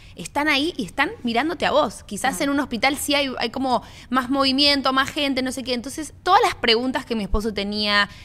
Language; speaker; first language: Spanish; native; Spanish